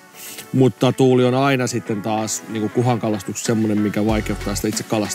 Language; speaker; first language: Finnish; native; Finnish